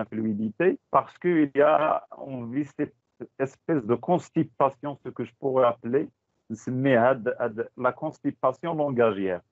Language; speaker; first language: French; non-native, local second language; Tachelhit